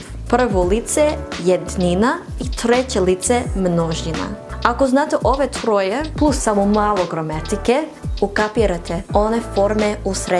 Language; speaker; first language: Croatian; non-native, fluent; English